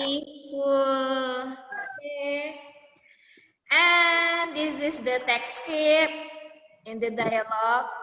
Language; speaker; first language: English; non-native, learner; Indonesian